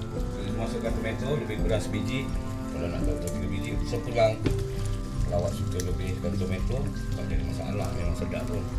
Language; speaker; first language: Malay; native; Malay